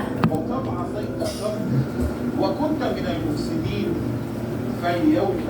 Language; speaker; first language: Arabic; native; Arabic